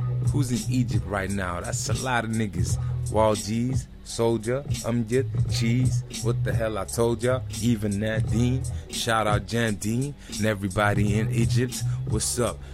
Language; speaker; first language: English; early bilingual, other home language; Arabic